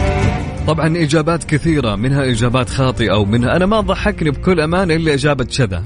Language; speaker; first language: Arabic; native; Arabic